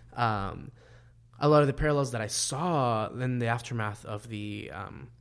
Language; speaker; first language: English; non-native, fluent; Spanish